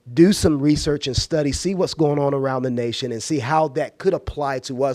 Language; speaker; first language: English; native; English